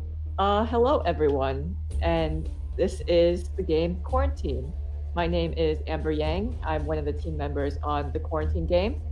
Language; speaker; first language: English; native; English